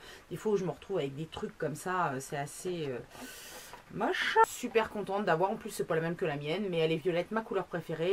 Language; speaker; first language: French; native; French